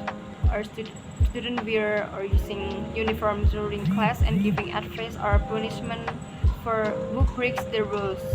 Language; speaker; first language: English; non-native, learner; Indonesian